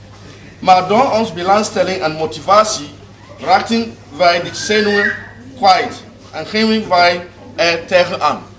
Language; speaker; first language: Dutch; non-native, learner; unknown